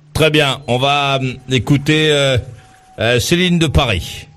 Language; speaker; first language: French; native; French